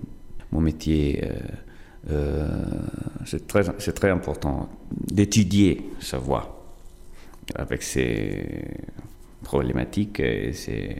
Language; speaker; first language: French; non-native, fluent; Italian